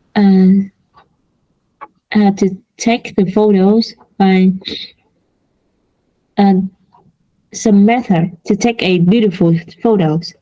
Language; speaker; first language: English; non-native, learner; Vietnamese